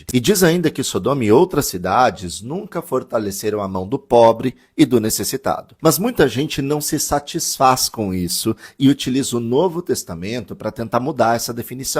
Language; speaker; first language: Portuguese; native; Portuguese